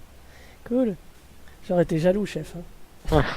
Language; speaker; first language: French; native; French